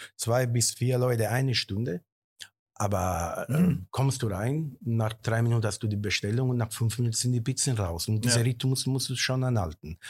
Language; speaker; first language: German; non-native, fluent; Italian